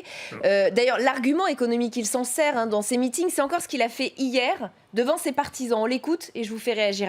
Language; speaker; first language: French; native; French